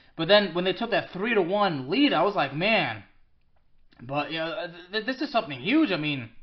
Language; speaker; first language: English; early bilingual, other home language; French